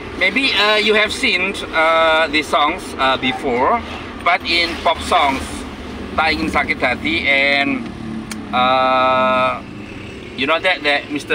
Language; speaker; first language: English; non-native, learner; Indonesian